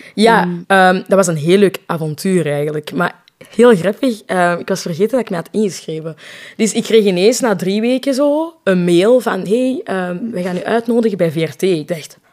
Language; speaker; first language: Dutch; non-native, local second language; French